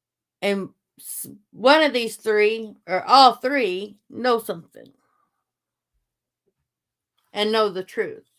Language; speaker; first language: English; native; English